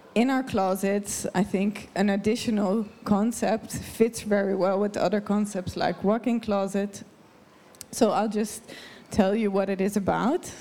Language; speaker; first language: English; non-native, fluent; Dutch